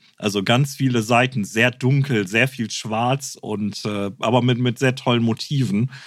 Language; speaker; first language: German; native; German